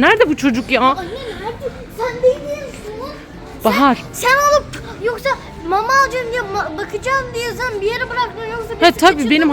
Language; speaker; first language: Turkish; native; Turkish